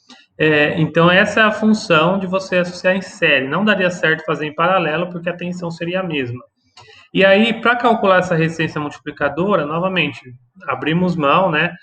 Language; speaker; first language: Portuguese; native; Portuguese